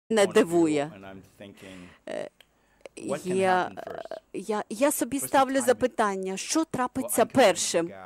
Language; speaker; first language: Ukrainian; non-native, fluent; English